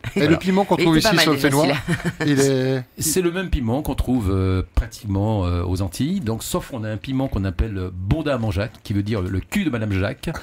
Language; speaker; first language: French; native; French